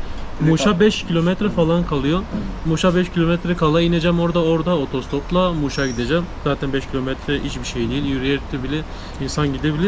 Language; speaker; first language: Turkish; native; Turkish